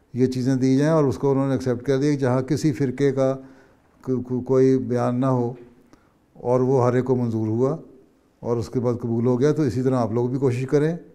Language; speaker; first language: Urdu; native; Urdu